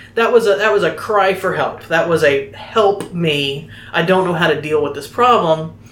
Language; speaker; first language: English; native; English